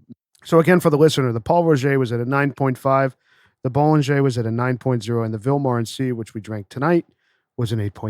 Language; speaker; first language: English; native; English